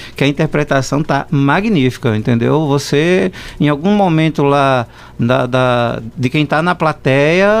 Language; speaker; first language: Portuguese; native; Portuguese